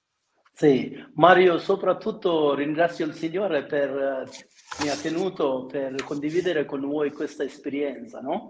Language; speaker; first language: Italian; non-native, fluent; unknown